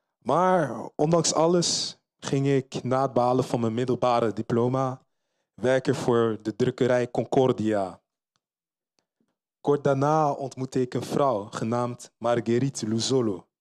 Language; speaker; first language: Dutch; early bilingual, other home language; Lingala